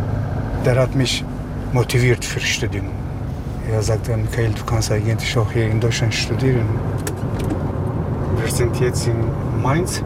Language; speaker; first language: German; non-native, fluent; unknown